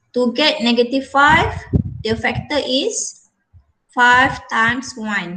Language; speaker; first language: English; non-native, local second language; Malay